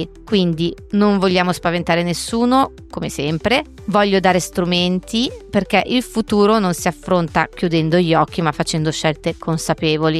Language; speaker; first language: Italian; native; Italian